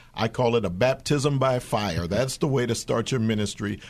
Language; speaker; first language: English; native; English